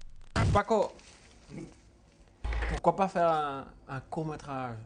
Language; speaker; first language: French; non-native, fluent; Spanish